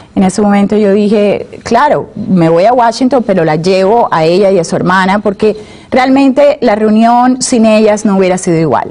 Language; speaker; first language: Spanish; native; Spanish